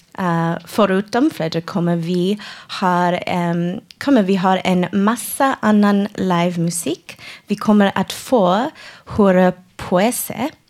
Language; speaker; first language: Swedish; non-native, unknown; English